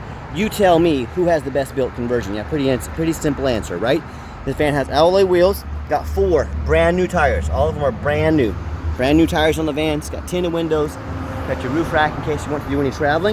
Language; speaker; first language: English; native; English